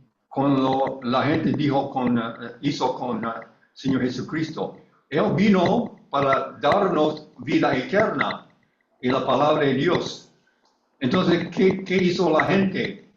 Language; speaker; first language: Spanish; non-native, learner; English